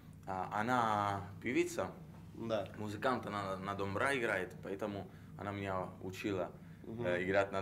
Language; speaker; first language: Russian; non-native, learner; Italian